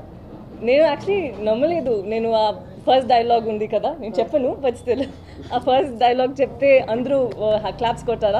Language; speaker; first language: Telugu; non-native, local second language; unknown